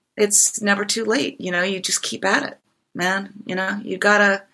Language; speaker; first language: English; non-native, fluent; Japanese